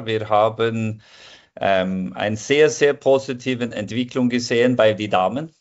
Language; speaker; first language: German; non-native, fluent; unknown